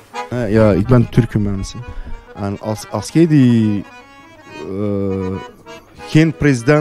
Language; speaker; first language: Dutch; non-native, learner; Turkish